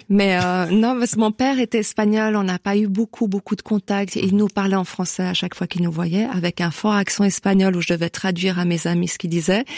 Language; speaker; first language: French; native; French